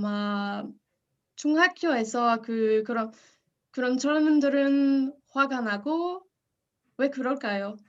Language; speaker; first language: Korean; non-native, learner; French